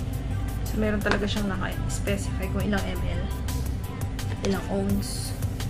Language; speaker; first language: Filipino; native; Filipino